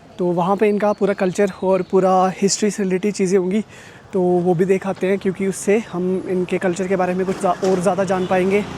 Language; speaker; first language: Hindi; native; Hindi